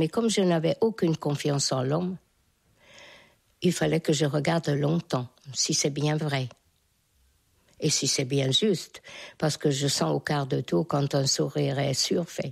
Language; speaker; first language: French; non-native, fluent; Hungarian